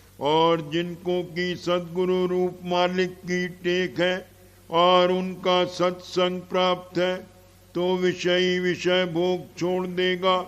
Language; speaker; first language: Hindi; native; Hindi